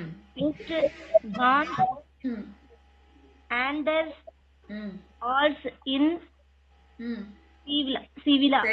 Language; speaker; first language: German; non-native, learner; Tamil